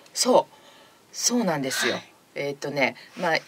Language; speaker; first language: Japanese; native; Japanese